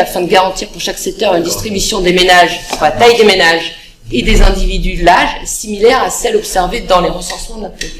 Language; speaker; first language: French; native; French